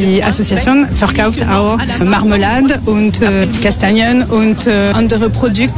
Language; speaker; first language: German; non-native, learner; French